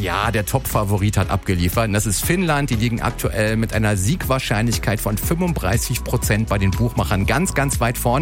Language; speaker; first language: German; native; German